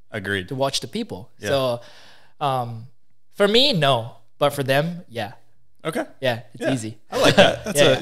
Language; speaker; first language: English; non-native, fluent; Japanese